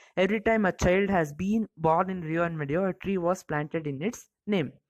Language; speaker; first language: English; non-native, local second language; Kannada